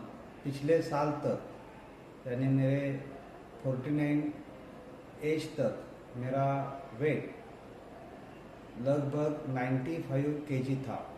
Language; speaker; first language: Hindi; non-native, local second language; Marathi